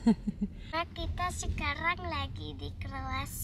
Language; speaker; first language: Indonesian; early bilingual, heritage; Indonesian